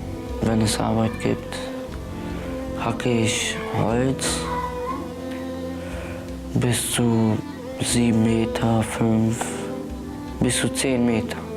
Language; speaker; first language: German; early bilingual, other home language; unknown